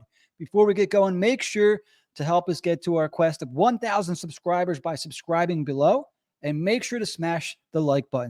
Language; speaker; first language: English; native; English